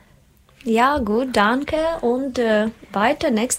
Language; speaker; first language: German; non-native, learner; Russian